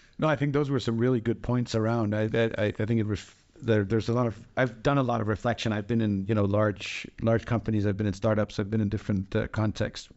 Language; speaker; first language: English; non-native, fluent; Danish